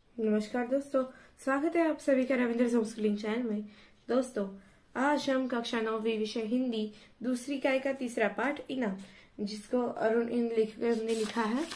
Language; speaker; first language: Hindi; non-native, local second language; Marathi